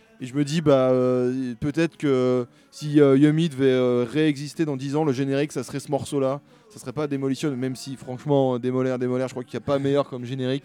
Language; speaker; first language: French; native; French